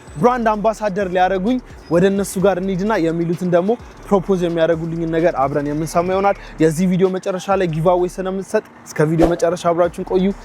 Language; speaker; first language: Amharic; native; Amharic